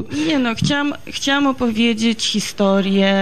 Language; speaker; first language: Polish; early bilingual, heritage; Polish